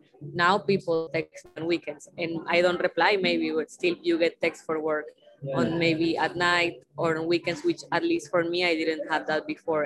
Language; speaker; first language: English; non-native, fluent; Spanish